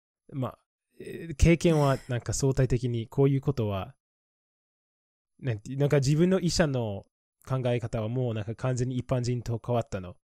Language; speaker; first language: Japanese; non-native, fluent; English